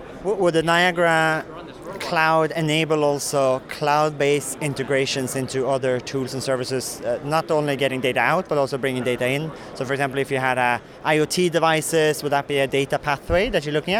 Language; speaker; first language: English; non-native, fluent; Norwegian